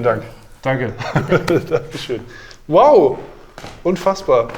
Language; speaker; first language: German; native; German